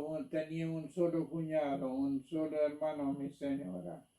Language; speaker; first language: Spanish; non-native, local second language; German